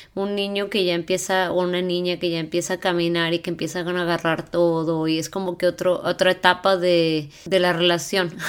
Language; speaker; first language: Spanish; native; Spanish